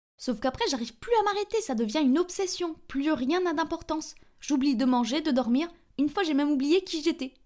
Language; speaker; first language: French; native; French